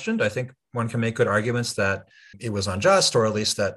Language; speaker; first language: English; native; English